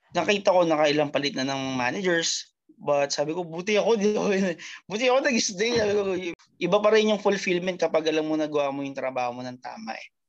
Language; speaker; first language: Filipino; native; Filipino